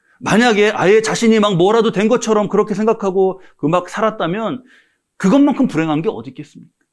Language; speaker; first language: Korean; native; Korean